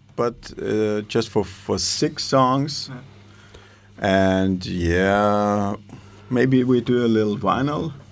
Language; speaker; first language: English; non-native, learner; German